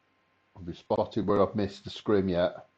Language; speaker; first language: English; native; English